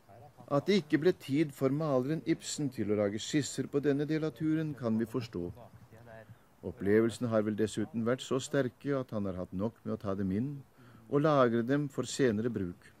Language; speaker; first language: Norwegian; native; Norwegian